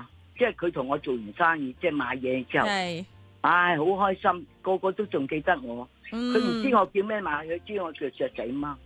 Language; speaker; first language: Cantonese; native; Cantonese